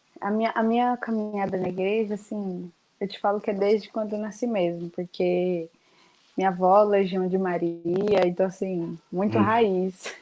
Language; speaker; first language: Portuguese; native; Portuguese